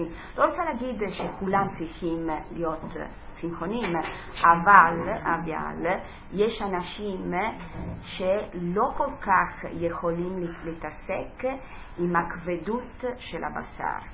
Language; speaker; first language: Hebrew; non-native, fluent; Italian